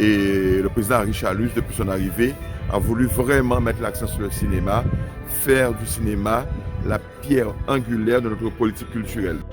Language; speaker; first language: French; native; French